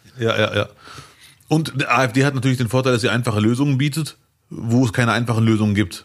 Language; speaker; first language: German; early bilingual, other home language; Arabic